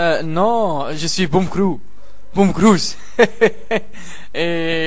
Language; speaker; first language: French; non-native, local second language; Arabic